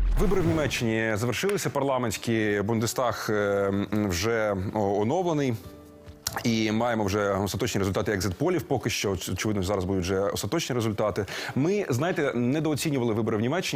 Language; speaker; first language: Ukrainian; native; Ukrainian